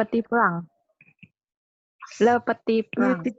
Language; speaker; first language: French; non-native, learner; Indonesian